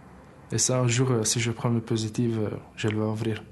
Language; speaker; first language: French; early bilingual, other home language; Albanian